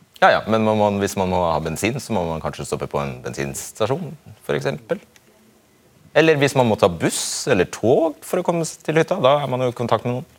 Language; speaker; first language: Norwegian; native; Norwegian